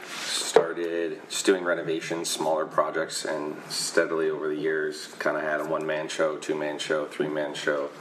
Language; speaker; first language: English; native; English